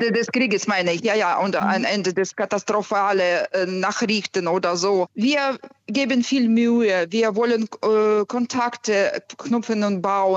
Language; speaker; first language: German; non-native, fluent; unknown